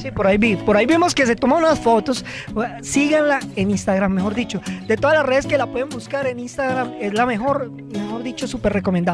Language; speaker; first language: Spanish; native; Spanish